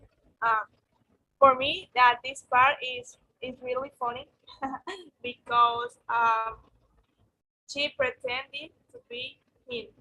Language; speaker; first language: English; non-native, learner; Spanish